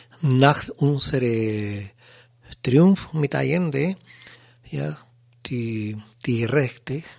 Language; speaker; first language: German; non-native, learner; Spanish